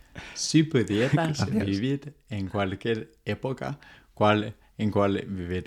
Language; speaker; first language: Spanish; non-native, fluent; English